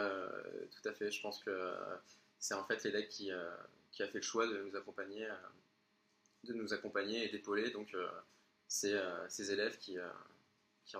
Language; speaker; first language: French; native; French